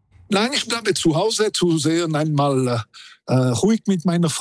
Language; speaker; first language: German; non-native, local second language; French